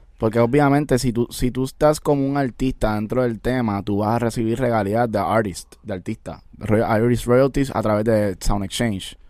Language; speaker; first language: Spanish; native; Spanish